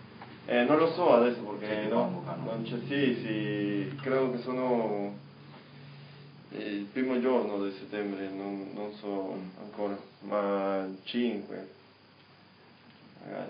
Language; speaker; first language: Italian; non-native, learner; Spanish